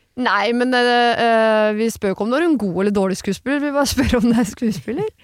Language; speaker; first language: Norwegian; native; Norwegian